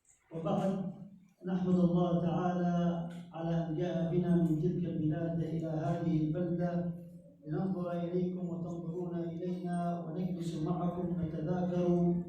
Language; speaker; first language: Arabic; native; Arabic